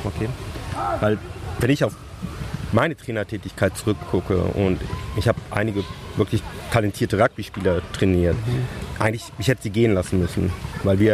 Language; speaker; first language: German; native; German